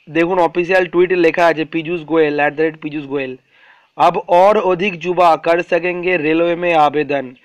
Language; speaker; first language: Hindi; non-native, local second language; Bangla